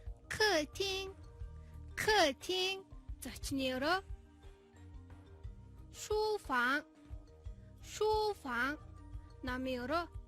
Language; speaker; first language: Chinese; non-native, fluent; Mongolian